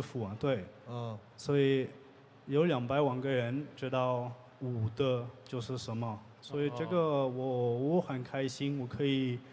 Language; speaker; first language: Chinese; non-native, learner; French